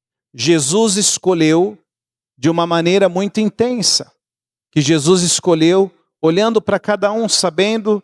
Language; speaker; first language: Portuguese; native; Portuguese